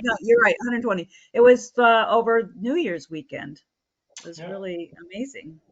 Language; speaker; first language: English; native; English